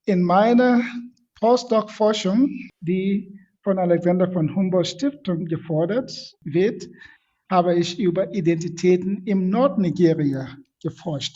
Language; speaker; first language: German; non-native, fluent; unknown